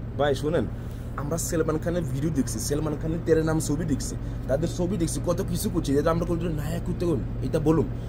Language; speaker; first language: Bangla; non-native, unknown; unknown